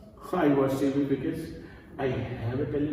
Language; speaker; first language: English; non-native, local second language; Hindi